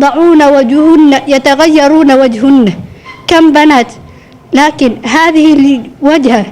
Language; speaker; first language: Arabic; non-native, learner; Somali